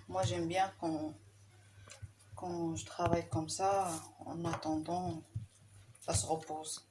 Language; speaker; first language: French; non-native, local second language; Arabic